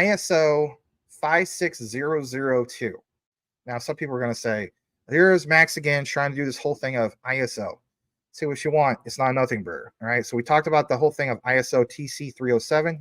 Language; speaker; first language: English; native; English